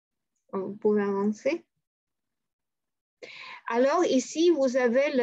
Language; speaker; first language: French; non-native, fluent; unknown